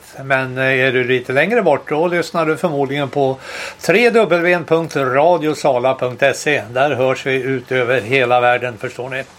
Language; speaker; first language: Swedish; native; Swedish